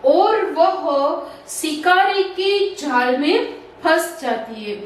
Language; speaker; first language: Hindi; non-native, local second language; Gujarati